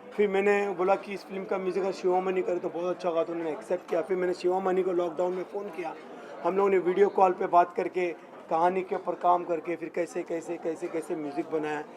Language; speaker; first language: Hindi; native; Hindi